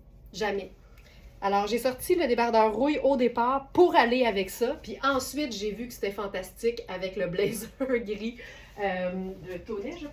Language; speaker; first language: French; native; French